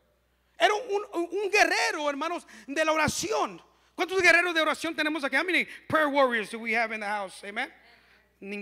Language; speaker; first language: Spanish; early bilingual, heritage; Spanish